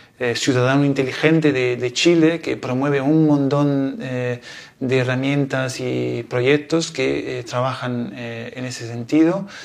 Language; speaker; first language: Spanish; non-native, fluent; Italian